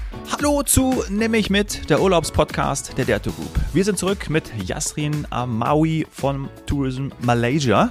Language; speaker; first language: German; native; German